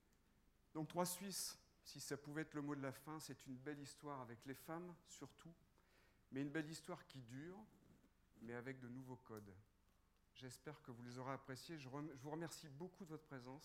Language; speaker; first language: French; native; French